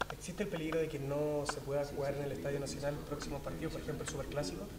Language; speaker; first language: Spanish; native; Spanish